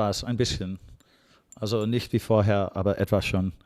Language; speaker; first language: German; non-native, learner; English